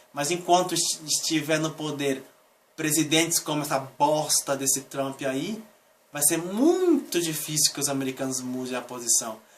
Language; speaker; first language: Portuguese; native; Portuguese